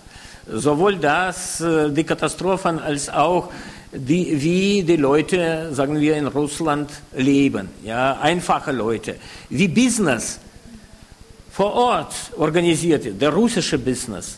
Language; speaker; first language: German; non-native, fluent; Russian